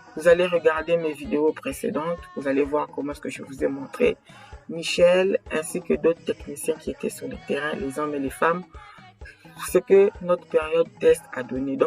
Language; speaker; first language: French; non-native, local second language; Kongo